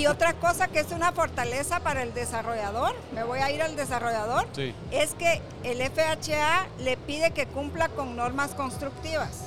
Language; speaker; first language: Spanish; native; Spanish